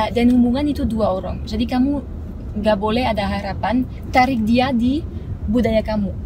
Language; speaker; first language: Indonesian; non-native, fluent; French